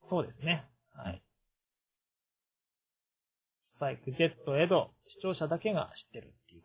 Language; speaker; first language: Japanese; native; Japanese